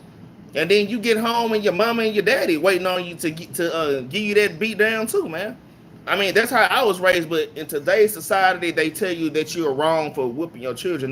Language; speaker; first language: English; native; English